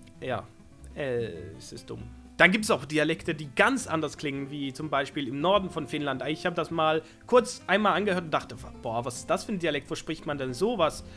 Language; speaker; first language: German; non-native, fluent; Swedish